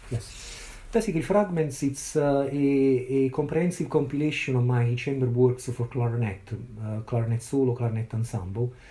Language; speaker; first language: English; non-native, fluent; Italian